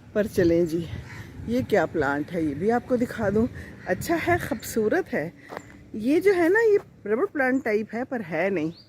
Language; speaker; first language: Urdu; non-native, local second language; Punjabi